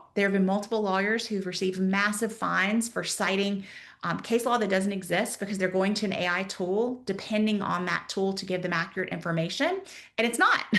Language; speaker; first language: English; native; English